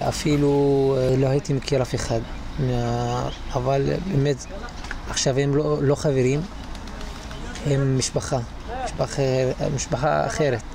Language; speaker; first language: Hebrew; non-native, local second language; Arabic